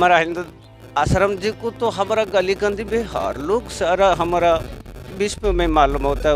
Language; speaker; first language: Hindi; non-native, local second language; Odia